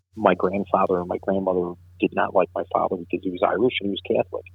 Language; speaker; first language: English; native; English